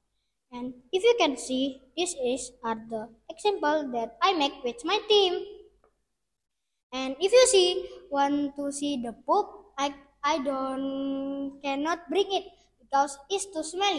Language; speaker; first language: English; non-native, learner; Indonesian